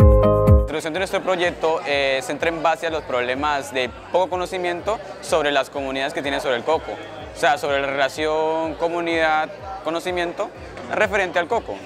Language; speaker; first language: Spanish; native; Spanish